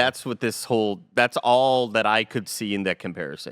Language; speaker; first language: English; native; English